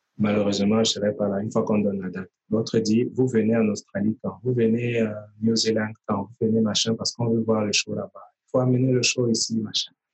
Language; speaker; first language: French; native; French